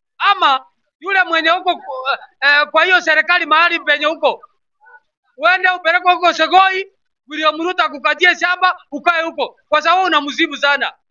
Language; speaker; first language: Swahili; non-native, local second language; Gusii